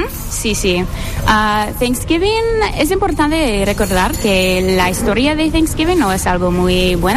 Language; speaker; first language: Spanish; non-native, fluent; English